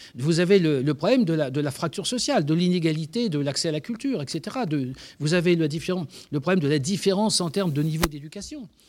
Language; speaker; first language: French; native; French